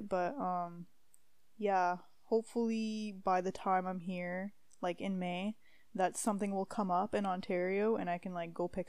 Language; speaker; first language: English; native; English